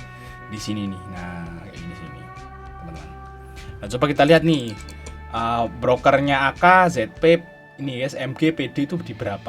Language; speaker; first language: Indonesian; native; Indonesian